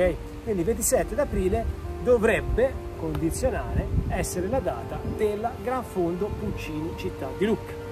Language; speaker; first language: Italian; native; Italian